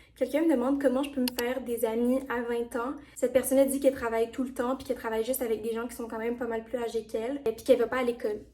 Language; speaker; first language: French; native; French